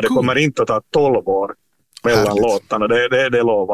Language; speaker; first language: Swedish; native; Swedish